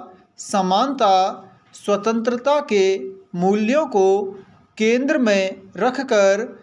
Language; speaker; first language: Hindi; native; Hindi